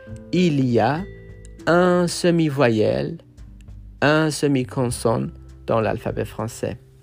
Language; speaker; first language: French; non-native, fluent; Persian